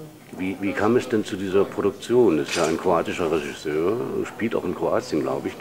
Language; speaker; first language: German; native; German